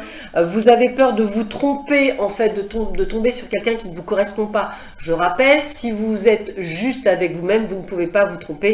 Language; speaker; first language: French; native; French